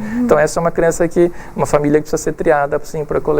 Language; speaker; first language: Portuguese; native; Portuguese